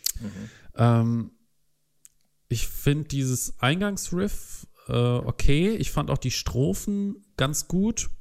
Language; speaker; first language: German; native; German